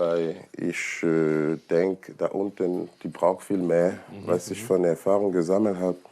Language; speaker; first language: German; non-native, learner; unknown